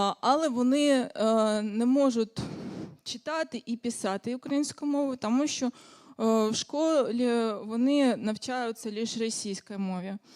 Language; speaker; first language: Ukrainian; non-native, fluent; Russian